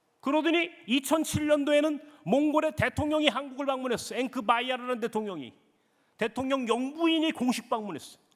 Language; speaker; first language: Korean; native; Korean